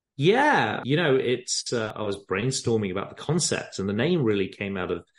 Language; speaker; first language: English; native; English